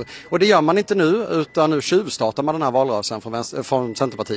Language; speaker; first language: Swedish; native; Swedish